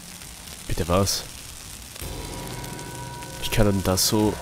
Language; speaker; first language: German; native; German